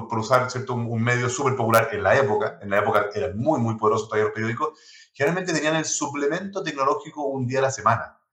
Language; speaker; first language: Spanish; non-native, local second language; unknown